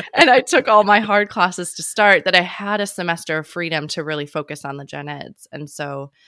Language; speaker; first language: English; native; English